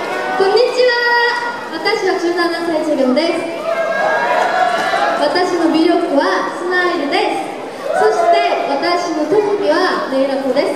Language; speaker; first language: Japanese; non-native, learner; Korean